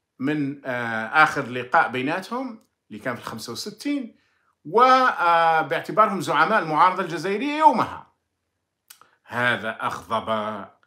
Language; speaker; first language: Arabic; native; Arabic